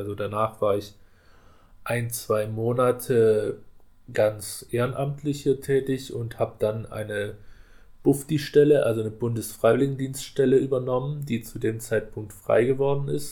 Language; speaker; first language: German; native; German